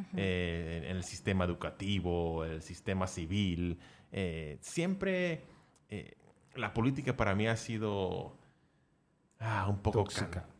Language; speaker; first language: Spanish; early bilingual, heritage; Spanish